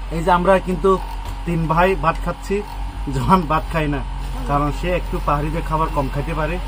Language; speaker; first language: Bangla; non-native, local second language; Marma